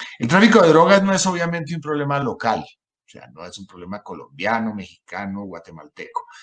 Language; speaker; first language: Spanish; native; Spanish